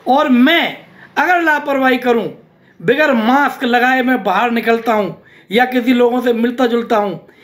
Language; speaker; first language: Hindi; native; Hindi